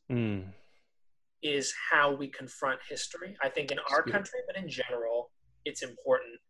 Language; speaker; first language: English; native; English